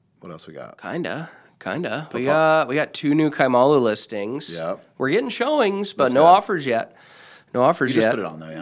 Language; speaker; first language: English; native; English